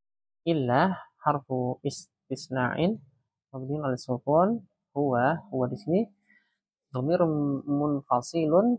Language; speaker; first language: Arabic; non-native, fluent; Indonesian